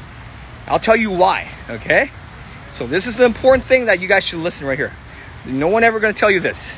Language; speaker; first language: English; native; English